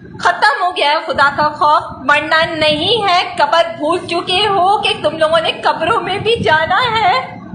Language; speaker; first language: Urdu; native; Urdu